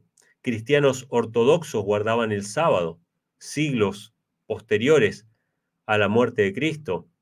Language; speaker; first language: Spanish; native; Spanish